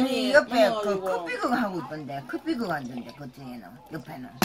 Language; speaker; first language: Korean; native; Korean